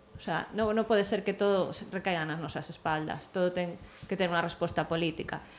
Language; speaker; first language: Galician; non-native, local second language; Spanish